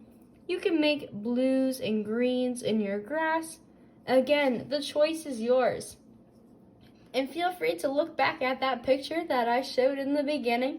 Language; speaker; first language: English; native; English